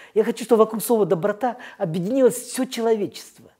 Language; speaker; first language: Russian; native; Russian